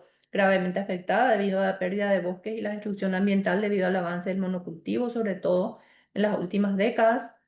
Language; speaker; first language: Spanish; native; Spanish